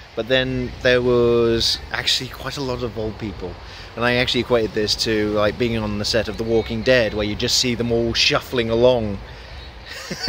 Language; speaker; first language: English; native; English